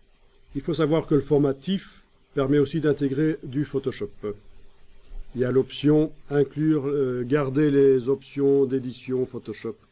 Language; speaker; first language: French; native; French